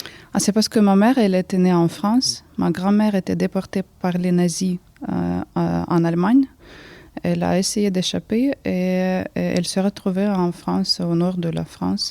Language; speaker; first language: French; early bilingual, heritage; Ukrainian